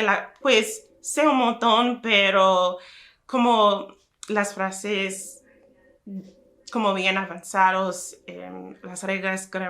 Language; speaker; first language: Spanish; non-native, fluent; English